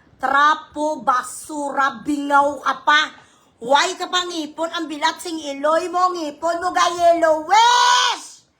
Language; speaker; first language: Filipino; non-native, local second language; Hiligaynon